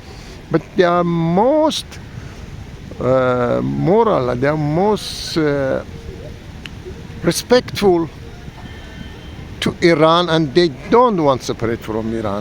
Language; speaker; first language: English; non-native, learner; Persian